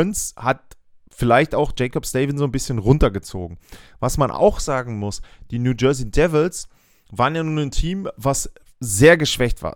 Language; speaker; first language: German; native; German